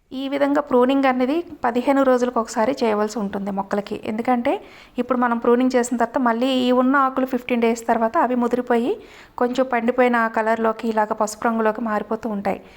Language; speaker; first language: Telugu; native; Telugu